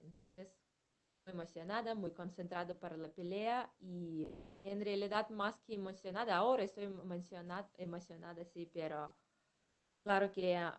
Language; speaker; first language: Spanish; non-native, fluent; Russian